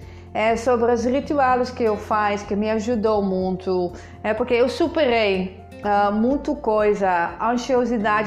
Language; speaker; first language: Portuguese; non-native, fluent; Dutch